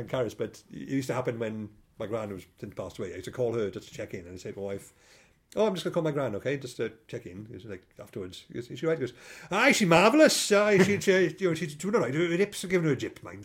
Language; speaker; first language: English; native; English